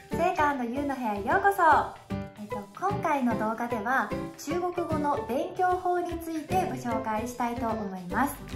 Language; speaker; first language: Japanese; native; Japanese